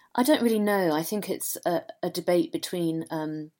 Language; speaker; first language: English; native; English